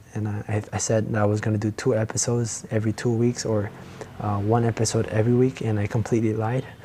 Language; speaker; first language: English; non-native, local second language; Filipino